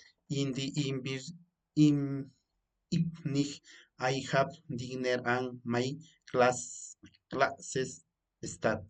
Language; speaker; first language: English; non-native, learner; Spanish